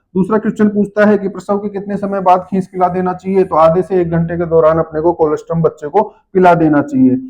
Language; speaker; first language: Hindi; native; Hindi